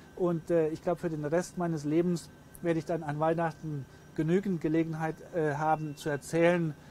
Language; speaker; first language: German; native; German